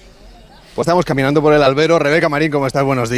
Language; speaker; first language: Spanish; native; Spanish